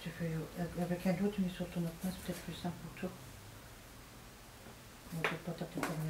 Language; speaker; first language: French; native; French